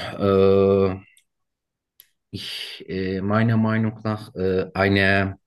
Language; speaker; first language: German; non-native, learner; Turkish